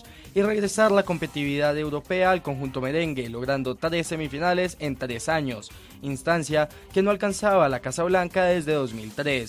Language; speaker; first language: Spanish; native; Spanish